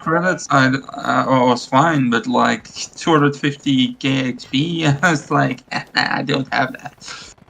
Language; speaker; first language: English; non-native, fluent; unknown